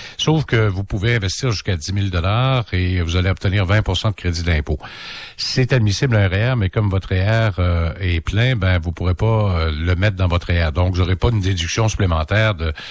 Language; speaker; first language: French; native; French